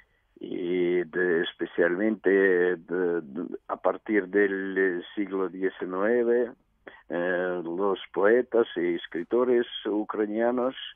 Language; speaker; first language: Spanish; non-native, fluent; Russian